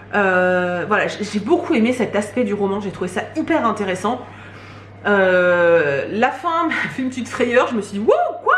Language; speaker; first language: French; native; French